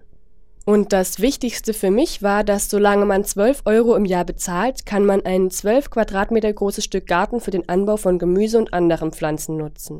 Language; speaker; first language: German; non-native, fluent; Chinese